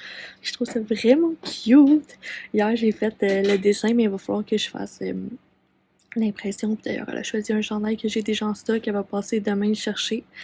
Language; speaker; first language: French; native; French